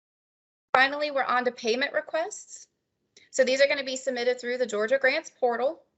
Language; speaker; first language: English; native; English